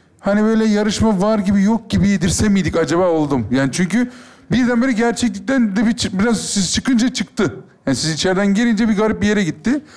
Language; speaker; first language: Turkish; native; Turkish